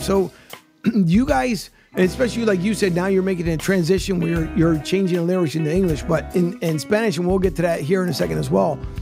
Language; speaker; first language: English; early bilingual, other home language; Spanish